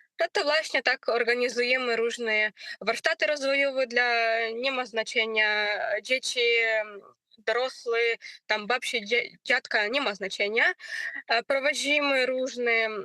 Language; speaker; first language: Polish; non-native, learner; Ukrainian